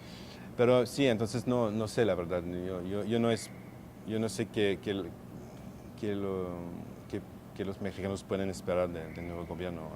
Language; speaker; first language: Spanish; non-native, fluent; French